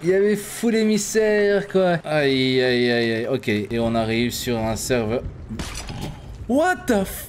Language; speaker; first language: French; native; French